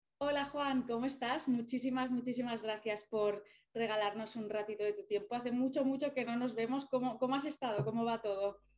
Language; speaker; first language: Spanish; native; Spanish